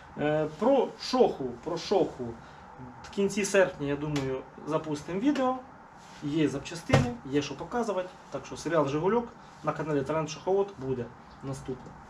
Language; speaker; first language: Ukrainian; non-native, local second language; Russian